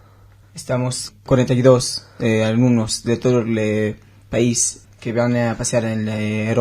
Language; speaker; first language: Spanish; non-native, learner; Hebrew